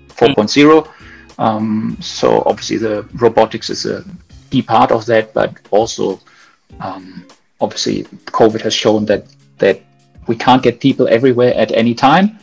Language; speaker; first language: English; non-native, fluent; German